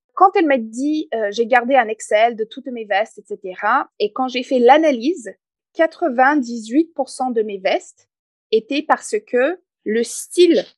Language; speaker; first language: French; non-native, fluent; English